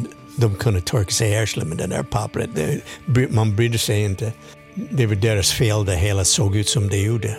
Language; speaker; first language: Swedish; non-native, fluent; English